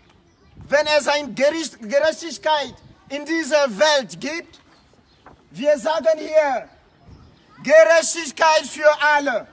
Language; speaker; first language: German; non-native, fluent; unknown